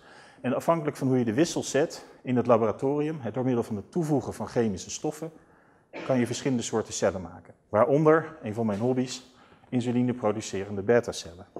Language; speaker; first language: Dutch; native; Dutch